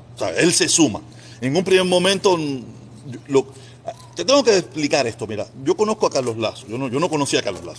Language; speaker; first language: Spanish; native; Spanish